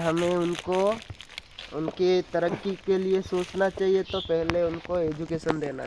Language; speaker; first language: Hindi; non-native, local second language; Odia